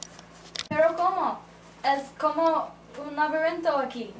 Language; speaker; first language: Spanish; non-native, learner; English